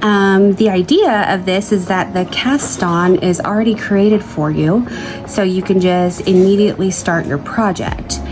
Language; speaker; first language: English; native; English